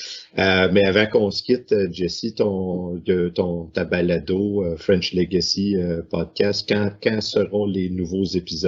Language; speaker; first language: French; native; French